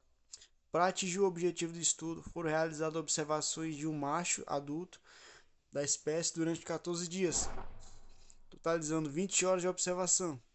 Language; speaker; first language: Portuguese; native; Portuguese